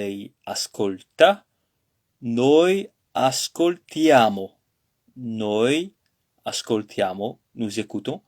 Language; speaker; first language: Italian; non-native, learner; French